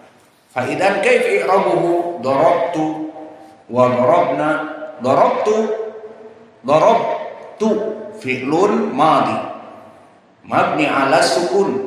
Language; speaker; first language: Arabic; non-native, fluent; Indonesian